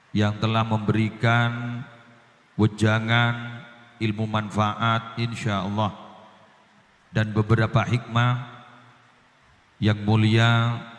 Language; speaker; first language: Indonesian; non-native, local second language; Madurese